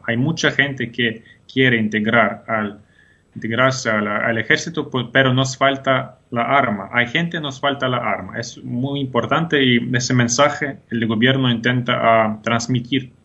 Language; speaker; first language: Spanish; non-native, fluent; Ukrainian